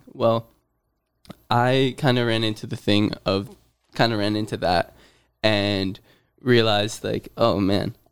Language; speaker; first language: English; native; English